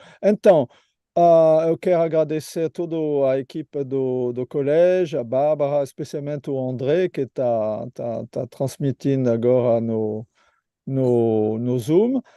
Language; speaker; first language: Portuguese; non-native, learner; French